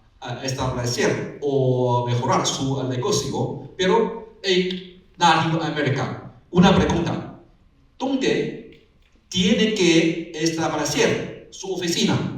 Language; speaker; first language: Spanish; non-native, learner; Chinese